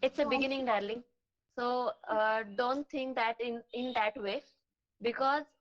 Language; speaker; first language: English; non-native, local second language; Marathi